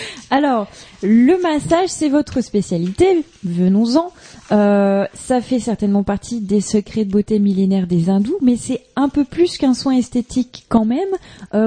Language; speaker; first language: French; native; French